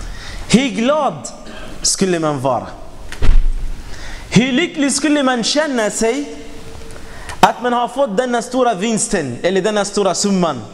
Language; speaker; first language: Swedish; non-native, fluent; Arabic